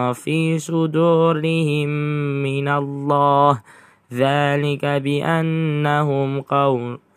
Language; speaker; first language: Arabic; non-native, learner; Indonesian